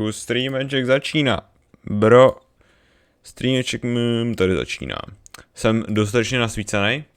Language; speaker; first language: Czech; native; Czech